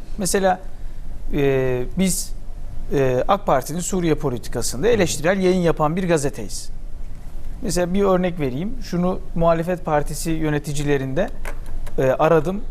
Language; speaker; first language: Turkish; native; Turkish